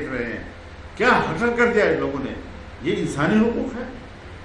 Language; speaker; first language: Urdu; non-native, local second language; Pashto